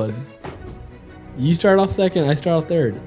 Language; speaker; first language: English; native; English